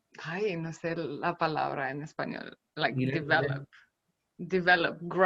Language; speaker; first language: Spanish; non-native, fluent; Romanian